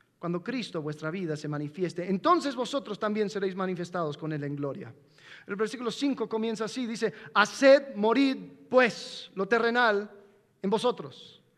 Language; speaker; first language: Spanish; non-native, fluent; English